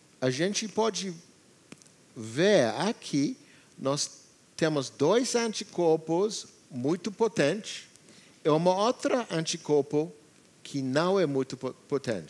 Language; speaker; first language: Portuguese; non-native, learner; English